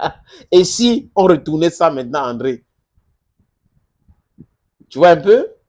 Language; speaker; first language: French; non-native, local second language; English